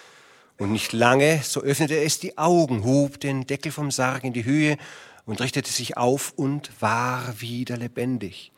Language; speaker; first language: German; native; German